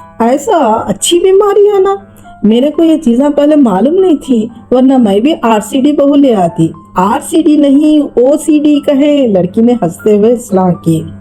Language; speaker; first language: Urdu; native; Urdu